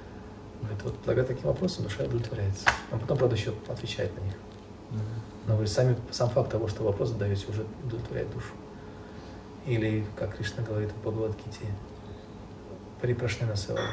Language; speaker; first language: Russian; native; Russian